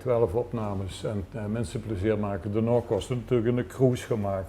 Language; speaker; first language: Dutch; native; Dutch